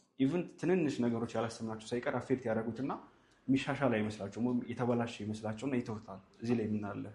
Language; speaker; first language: Amharic; native; Amharic